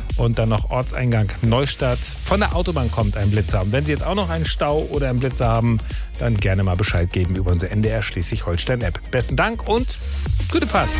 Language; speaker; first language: German; native; German